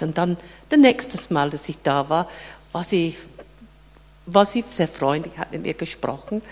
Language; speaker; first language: German; non-native, fluent; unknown